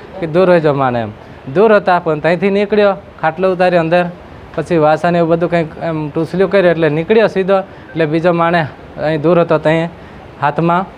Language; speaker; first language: Gujarati; non-native, local second language; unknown